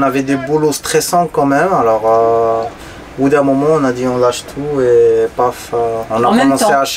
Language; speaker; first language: French; non-native, local second language; Arabic